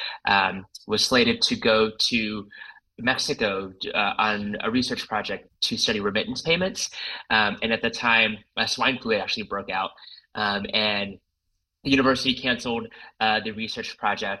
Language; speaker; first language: English; native; English